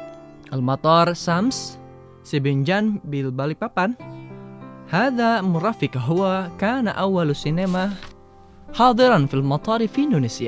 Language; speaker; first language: Arabic; non-native, fluent; Indonesian